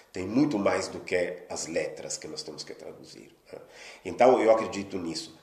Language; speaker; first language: Portuguese; non-native, fluent; Italian